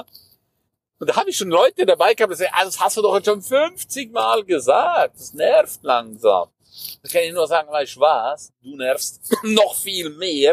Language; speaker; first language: German; non-native, local second language; Romansh